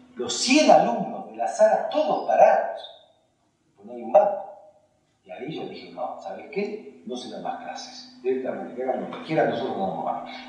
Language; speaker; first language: Spanish; early bilingual, other home language; Hungarian